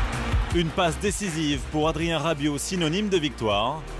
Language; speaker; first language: French; native; French